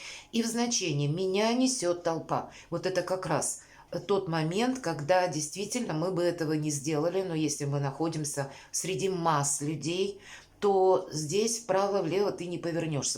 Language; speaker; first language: Russian; native; Russian